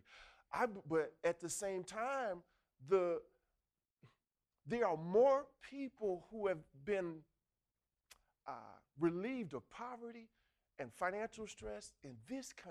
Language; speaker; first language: English; native; English